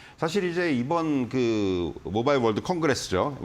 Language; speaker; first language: Korean; native; Korean